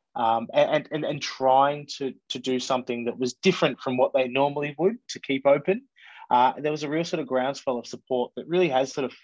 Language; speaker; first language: English; native; English